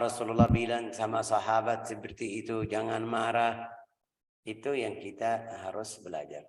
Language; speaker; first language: Indonesian; non-native, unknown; Arabic